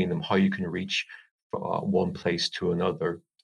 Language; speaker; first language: English; native; English